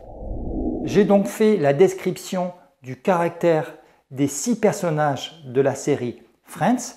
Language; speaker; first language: French; native; French